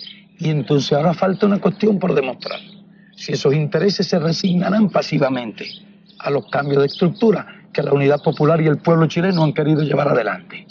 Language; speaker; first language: Spanish; native; Spanish